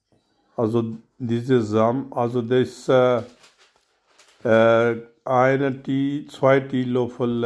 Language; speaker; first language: German; non-native, learner; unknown